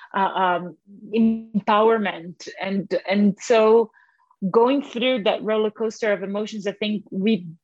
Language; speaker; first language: English; non-native, fluent; Portuguese